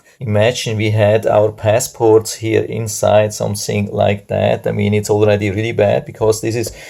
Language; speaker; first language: English; non-native, fluent; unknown